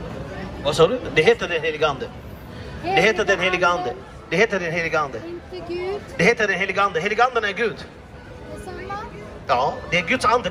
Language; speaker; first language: Swedish; non-native, fluent; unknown